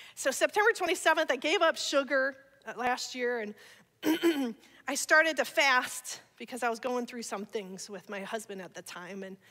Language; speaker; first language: English; native; English